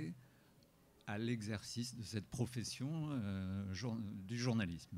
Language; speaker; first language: French; native; French